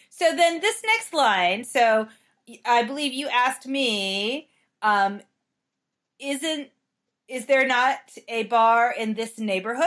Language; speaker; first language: English; native; English